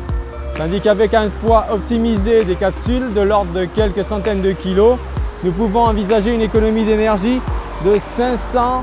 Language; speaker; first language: French; native; French